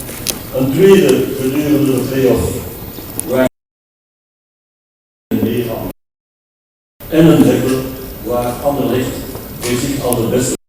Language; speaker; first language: Dutch; non-native, local second language; French